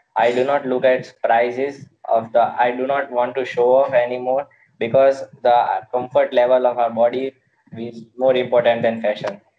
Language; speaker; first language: English; non-native, local second language; Gujarati